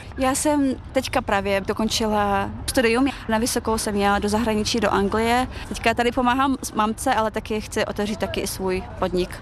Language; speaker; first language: Czech; early bilingual, other home language; Chechen